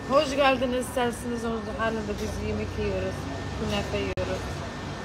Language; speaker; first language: Turkish; non-native, learner; Arabic